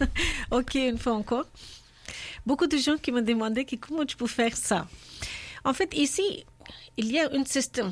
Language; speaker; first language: French; non-native, learner; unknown